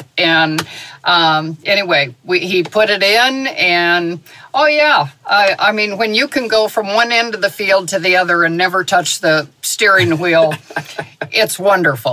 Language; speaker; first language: English; native; English